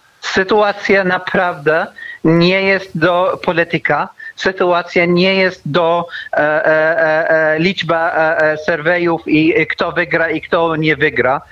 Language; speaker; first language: Polish; non-native, learner; Arabic